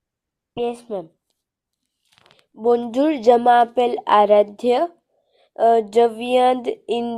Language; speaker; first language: French; non-native, learner; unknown